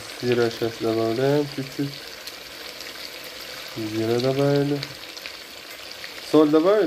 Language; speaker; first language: Russian; non-native, fluent; Uzbek